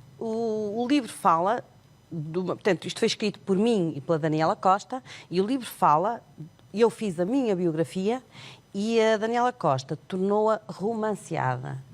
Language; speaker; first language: Portuguese; non-native, local second language; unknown